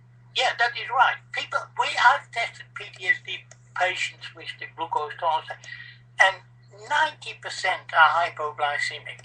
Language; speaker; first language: English; non-native, fluent; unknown